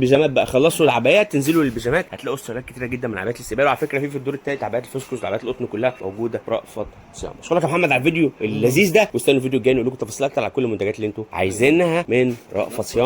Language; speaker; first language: Arabic; native; Arabic